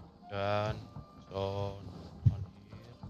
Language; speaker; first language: English; non-native, learner; Indonesian